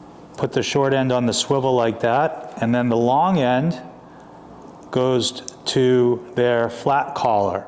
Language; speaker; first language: English; native; English